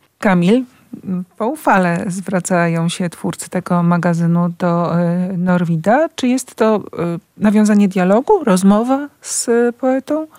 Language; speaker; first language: Polish; native; Polish